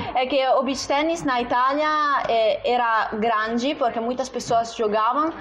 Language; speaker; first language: Portuguese; non-native, fluent; Italian